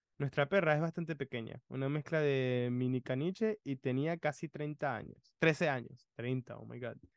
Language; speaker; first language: Spanish; early bilingual, other home language; English